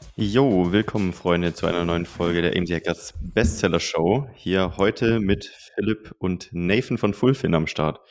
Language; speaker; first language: German; native; German